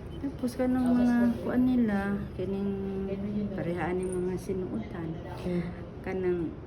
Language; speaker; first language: Cebuano; non-native, local second language; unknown